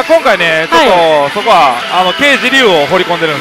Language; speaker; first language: Japanese; native; Japanese